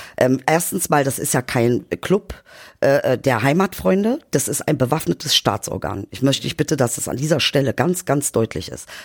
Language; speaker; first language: German; early bilingual, other home language; Turkish